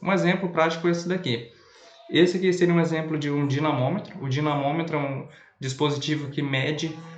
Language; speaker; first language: Portuguese; native; Portuguese